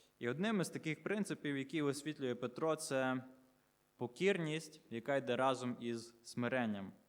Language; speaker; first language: Ukrainian; native; Ukrainian